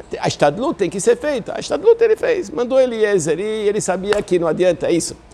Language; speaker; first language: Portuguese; non-native, fluent; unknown